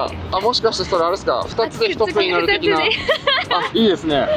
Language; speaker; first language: Japanese; native; Japanese